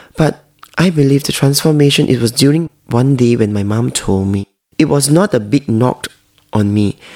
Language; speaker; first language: English; non-native, local second language; Hakka Chinese